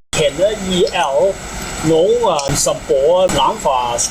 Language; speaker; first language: Danish; non-native, learner; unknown